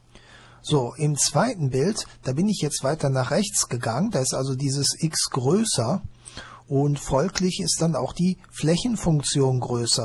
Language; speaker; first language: German; native; German